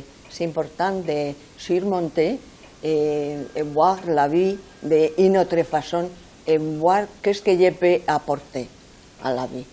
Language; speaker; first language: French; non-native, fluent; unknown